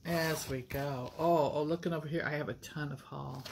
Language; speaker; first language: English; native; English